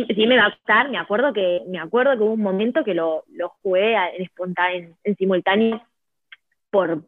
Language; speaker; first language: Spanish; native; Spanish